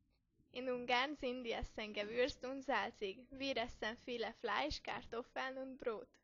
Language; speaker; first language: German; non-native, learner; Hungarian